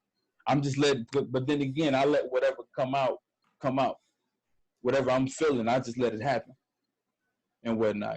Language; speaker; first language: English; native; English